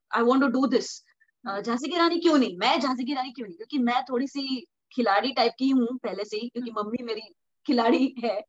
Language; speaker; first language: Hindi; non-native, local second language; Marathi